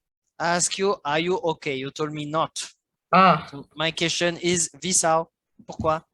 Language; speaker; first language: English; non-native, learner; French